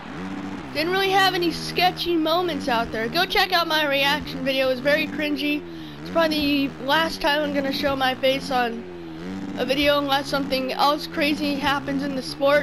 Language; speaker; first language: English; native; English